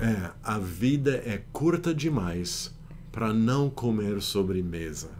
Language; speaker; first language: Portuguese; non-native, fluent; English